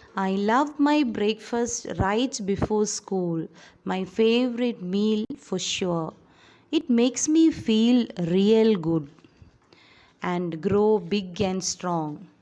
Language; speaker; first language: English; non-native, local second language; Malayalam